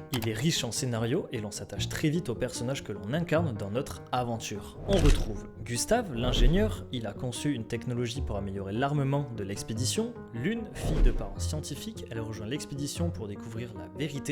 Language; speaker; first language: French; native; French